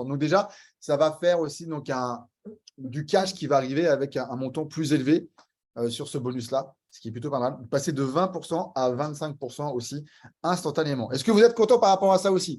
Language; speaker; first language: French; native; French